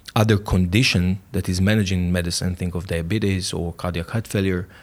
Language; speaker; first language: English; non-native, fluent; Hebrew